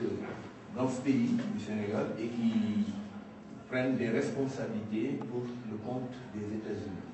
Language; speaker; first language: French; non-native, local second language; Wolof